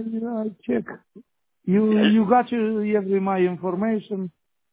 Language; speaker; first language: English; non-native, learner; Romanian